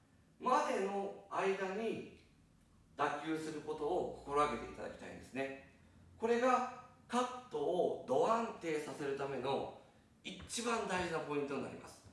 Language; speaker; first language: Japanese; native; Japanese